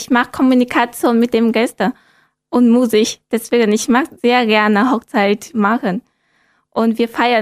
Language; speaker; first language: German; non-native, learner; Vietnamese